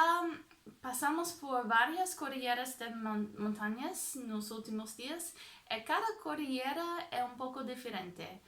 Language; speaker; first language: Portuguese; non-native, fluent; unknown